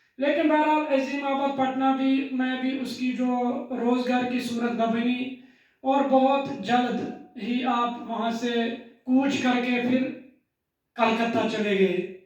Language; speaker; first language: Urdu; non-native, local second language; Kashmiri